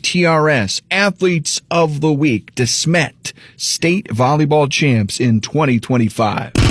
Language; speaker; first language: English; native; English